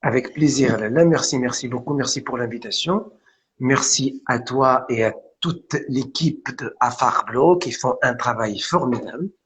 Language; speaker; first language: French; non-native, local second language; Arabic